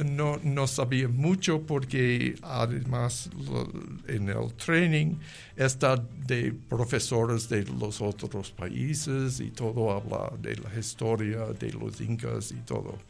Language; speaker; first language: Spanish; non-native, learner; English